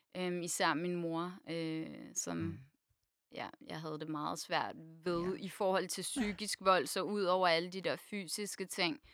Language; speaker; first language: Danish; native; Danish